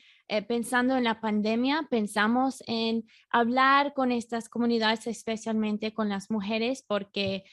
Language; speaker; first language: Spanish; non-native, fluent; English